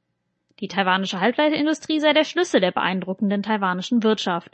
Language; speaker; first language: German; native; German